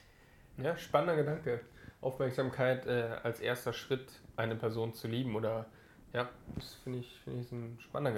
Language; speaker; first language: German; native; German